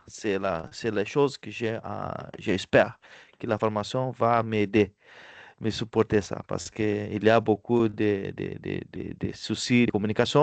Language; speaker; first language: French; non-native, fluent; Portuguese